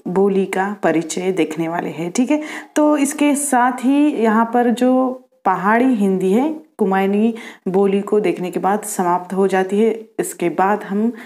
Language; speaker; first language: Hindi; non-native, local second language; Marathi